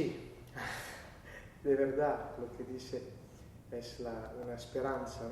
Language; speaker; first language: Spanish; non-native, learner; Italian